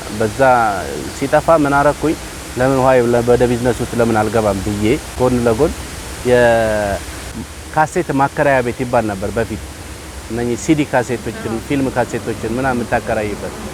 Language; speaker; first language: Amharic; native; Amharic